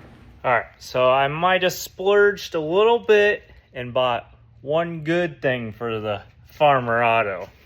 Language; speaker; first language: English; native; English